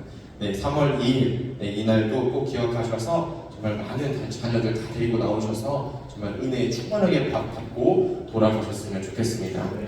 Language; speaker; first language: Korean; native; Korean